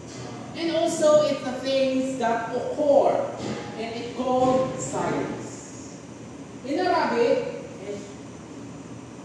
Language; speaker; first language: English; non-native, local second language; Filipino